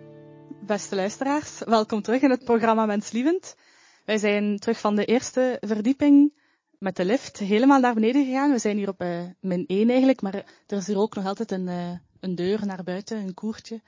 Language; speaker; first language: Dutch; native; Dutch